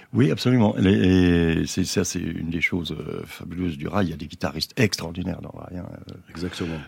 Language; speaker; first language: French; native; French